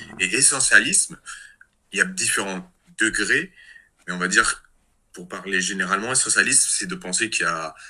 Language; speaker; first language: French; native; French